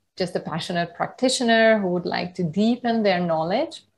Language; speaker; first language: English; non-native, fluent; Hungarian